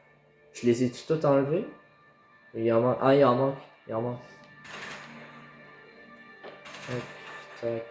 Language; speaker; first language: French; native; French